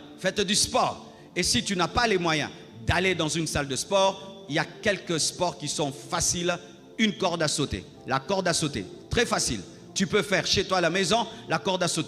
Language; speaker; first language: French; non-native, local second language; Lingala